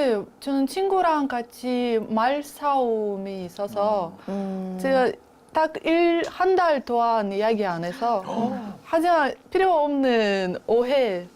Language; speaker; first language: Korean; non-native, learner; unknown